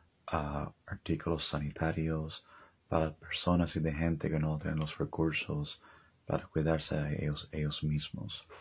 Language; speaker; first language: Spanish; early bilingual, heritage; English